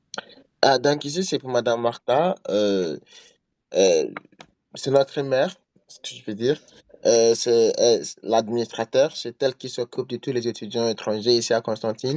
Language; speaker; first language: French; non-native, learner; English